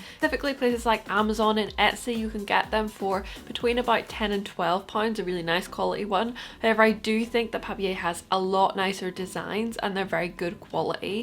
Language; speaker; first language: English; native; English